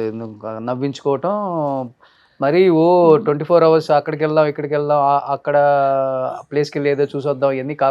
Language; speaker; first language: Telugu; native; Telugu